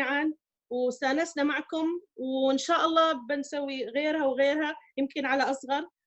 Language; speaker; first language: Arabic; native; Arabic